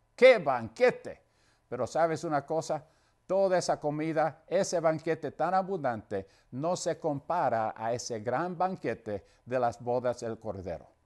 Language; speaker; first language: Spanish; non-native, fluent; English